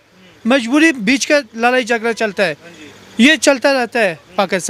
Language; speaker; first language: Hindi; non-native, learner; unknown